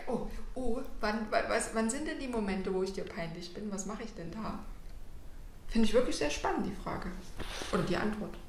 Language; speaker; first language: German; native; German